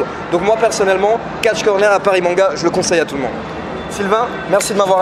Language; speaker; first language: French; native; French